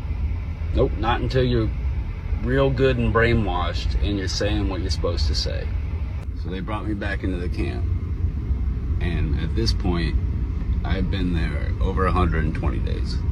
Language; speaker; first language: English; native; English